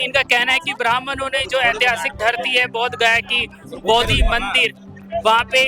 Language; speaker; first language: Hindi; native; Hindi